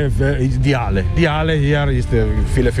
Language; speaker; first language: German; non-native, learner; Italian